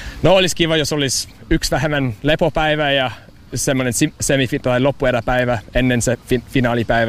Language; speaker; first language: Finnish; non-native, fluent; English